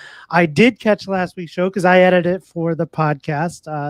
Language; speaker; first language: English; native; English